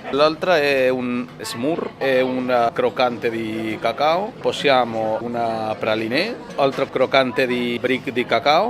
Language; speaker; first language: Italian; non-native, learner; Spanish